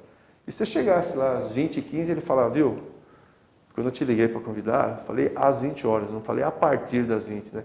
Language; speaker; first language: Portuguese; native; Portuguese